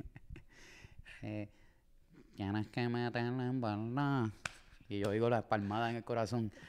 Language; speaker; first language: Spanish; native; Spanish